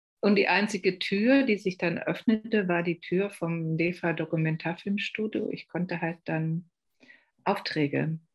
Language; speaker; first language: German; native; German